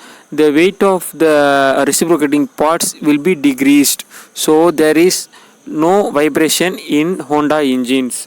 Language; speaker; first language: English; non-native, local second language; Tamil